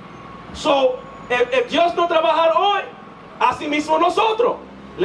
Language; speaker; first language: Spanish; non-native, learner; English